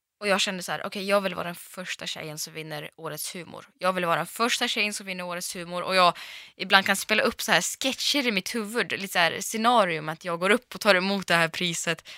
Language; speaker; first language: Swedish; early bilingual, other home language; Russian